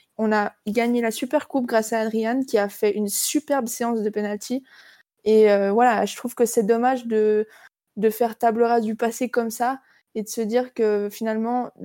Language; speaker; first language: French; native; French